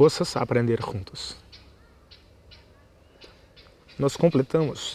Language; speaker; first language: Spanish; non-native, learner; Portuguese